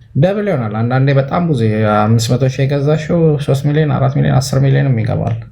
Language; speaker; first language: Amharic; native; Amharic